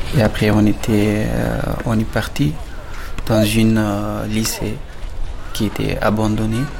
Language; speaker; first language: French; non-native, fluent; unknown